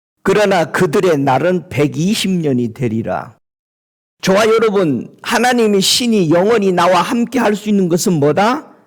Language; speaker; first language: Korean; native; Korean